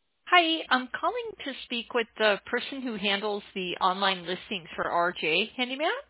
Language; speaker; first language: English; native; English